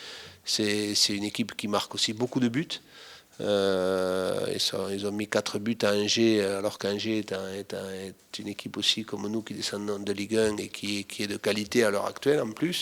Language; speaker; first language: French; native; French